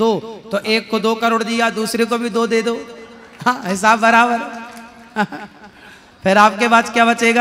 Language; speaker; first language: Hindi; native; Hindi